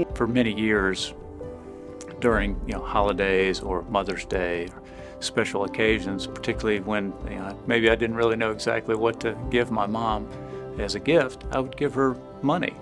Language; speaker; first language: English; native; English